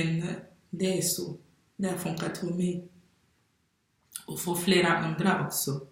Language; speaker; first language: Swedish; non-native, fluent; French